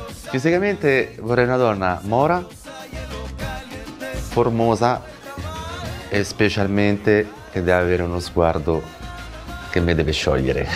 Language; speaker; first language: Italian; non-native, fluent; Arabic